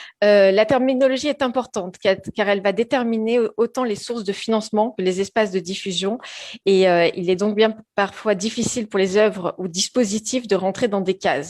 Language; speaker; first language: French; native; French